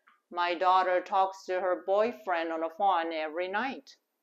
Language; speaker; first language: English; non-native, fluent; Japanese